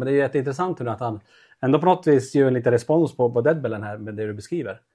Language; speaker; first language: Swedish; native; Swedish